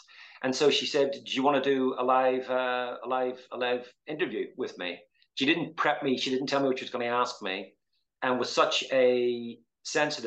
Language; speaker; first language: English; native; English